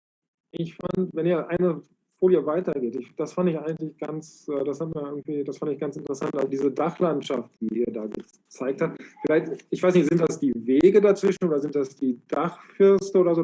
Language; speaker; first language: German; native; German